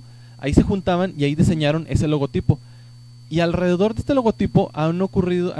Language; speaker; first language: Spanish; native; Spanish